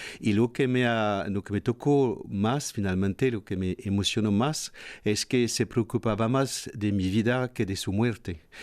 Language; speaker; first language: Spanish; non-native, fluent; French